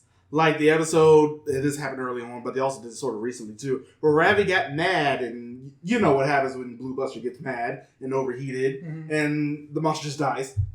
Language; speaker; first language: English; native; English